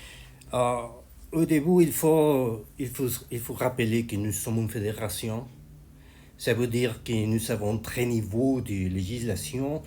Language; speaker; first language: French; non-native, learner; Spanish